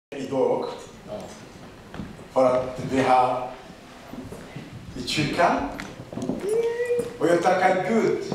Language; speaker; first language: Swedish; non-native, learner; Rundi